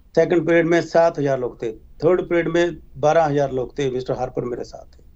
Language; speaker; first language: Hindi; native; Hindi